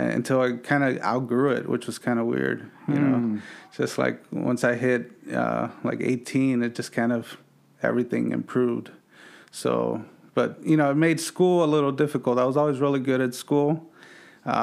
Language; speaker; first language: English; native; English